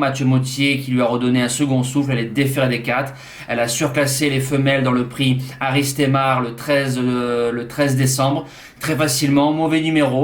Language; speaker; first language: French; native; French